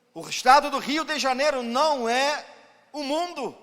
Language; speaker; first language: Portuguese; non-native, fluent; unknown